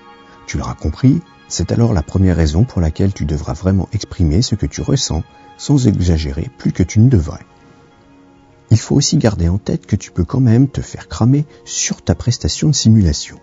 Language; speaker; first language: French; native; French